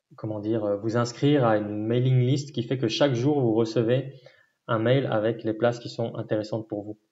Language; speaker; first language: French; native; French